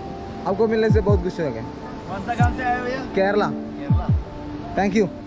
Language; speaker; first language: Hindi; non-native, local second language; Malayalam